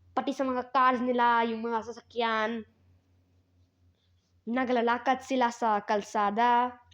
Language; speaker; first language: Filipino; non-native, learner; Hindi